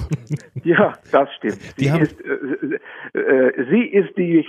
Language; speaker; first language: German; non-native, fluent; Czech